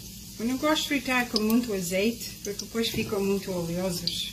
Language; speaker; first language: Portuguese; early bilingual, heritage; Portuguese